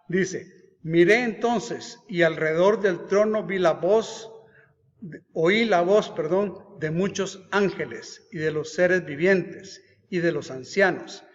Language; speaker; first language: Spanish; native; Spanish